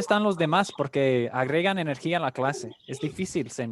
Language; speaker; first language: Spanish; non-native, fluent; English